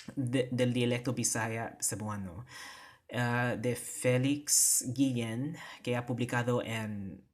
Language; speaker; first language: Spanish; non-native, learner; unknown